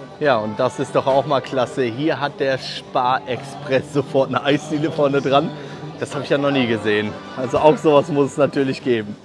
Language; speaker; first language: German; native; German